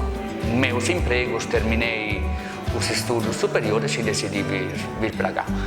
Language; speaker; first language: Portuguese; non-native, fluent; Italian